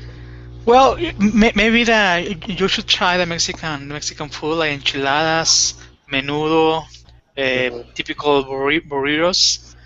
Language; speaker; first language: English; non-native, fluent; Spanish